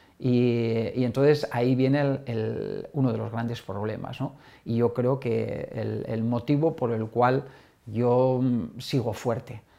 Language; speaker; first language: Spanish; native; Spanish